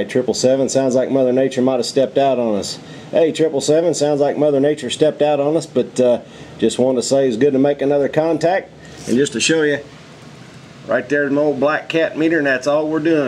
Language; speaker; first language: English; native; English